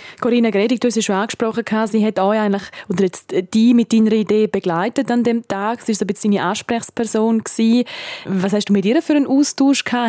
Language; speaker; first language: German; native; German